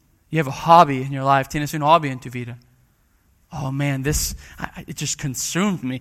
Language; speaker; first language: English; native; English